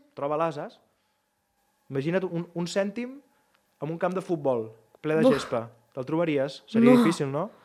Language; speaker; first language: Catalan; native; Catalan